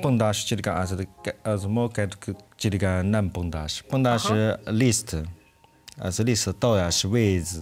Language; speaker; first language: Hungarian; non-native, learner; Chinese